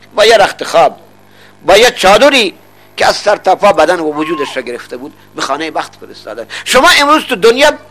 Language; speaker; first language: Persian; non-native, local second language; Baluchi